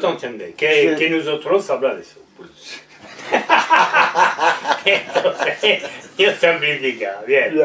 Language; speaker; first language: Spanish; non-native, learner; French